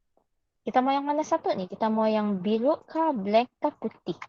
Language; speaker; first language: Malay; native; Malay